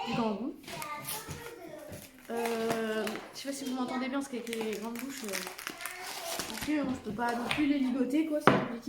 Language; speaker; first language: French; native; French